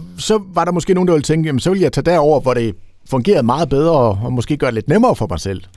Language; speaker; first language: Danish; native; Danish